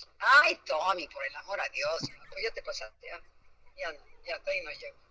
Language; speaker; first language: Spanish; native; Spanish